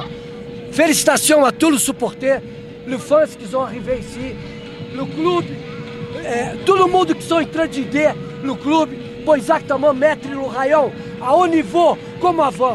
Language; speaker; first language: French; non-native, learner; Portuguese